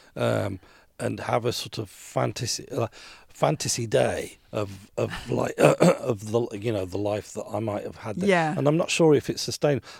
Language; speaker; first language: English; native; English